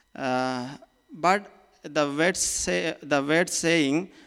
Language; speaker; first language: English; non-native, local second language; Malayalam